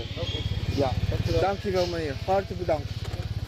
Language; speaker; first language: Dutch; non-native, learner; Filipino